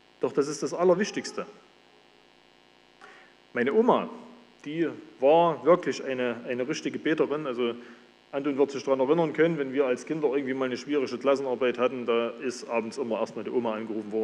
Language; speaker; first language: German; native; German